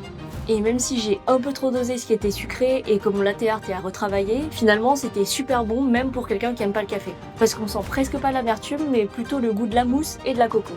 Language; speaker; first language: French; native; French